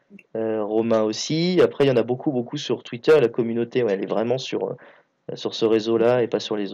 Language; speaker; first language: French; native; French